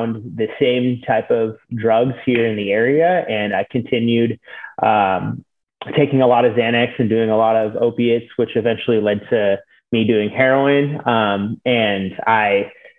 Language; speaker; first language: English; native; English